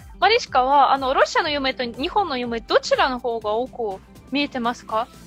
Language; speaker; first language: Japanese; non-native, fluent; Russian